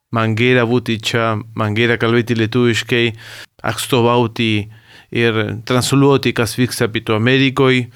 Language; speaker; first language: Lithuanian; early bilingual, heritage; Lithuanian